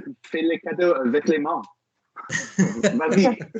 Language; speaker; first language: French; non-native, learner; English